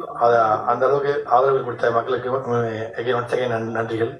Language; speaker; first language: Tamil; native; Tamil